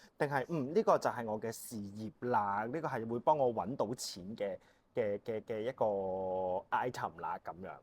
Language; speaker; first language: Cantonese; native; Cantonese